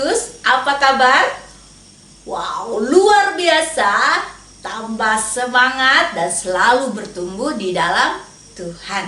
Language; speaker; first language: Indonesian; native; Indonesian